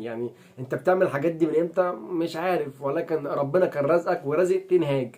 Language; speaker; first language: Arabic; native; Arabic